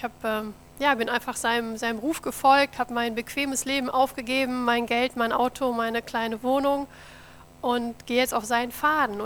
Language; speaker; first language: German; native; German